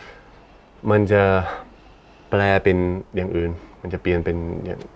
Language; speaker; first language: Thai; non-native, fluent; English